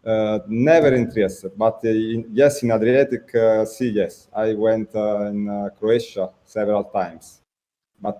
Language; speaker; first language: English; non-native, learner; Italian